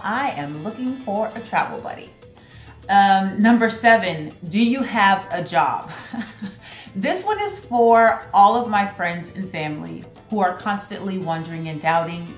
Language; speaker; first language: English; native; English